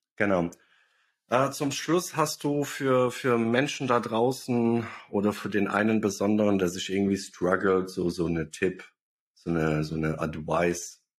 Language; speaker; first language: German; non-native, fluent; Bosnian